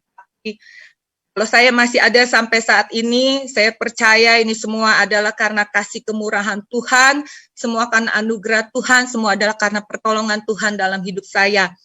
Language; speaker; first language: Indonesian; native; Indonesian